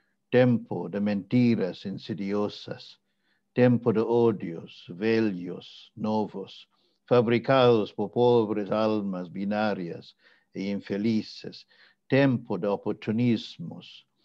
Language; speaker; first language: Portuguese; non-native, fluent; English